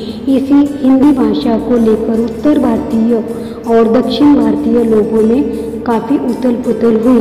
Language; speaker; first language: Hindi; non-native, local second language; Marathi